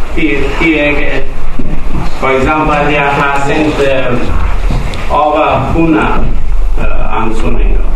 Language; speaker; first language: Danish; non-native, learner; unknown